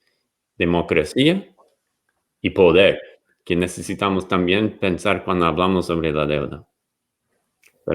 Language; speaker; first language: Spanish; non-native, fluent; English